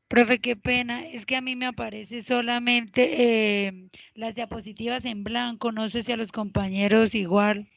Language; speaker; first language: Spanish; native; Spanish